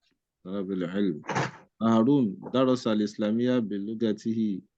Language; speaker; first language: Arabic; non-native, fluent; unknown